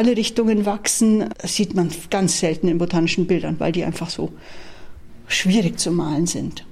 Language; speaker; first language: German; native; German